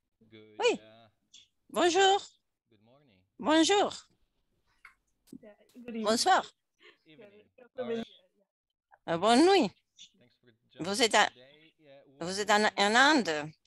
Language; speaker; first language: French; non-native, fluent; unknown